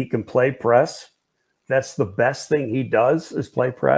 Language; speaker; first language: English; native; English